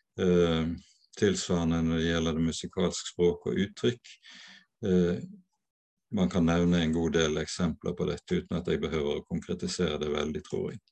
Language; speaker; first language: Norwegian; native; Norwegian